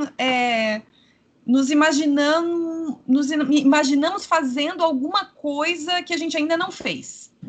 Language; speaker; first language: Portuguese; native; Portuguese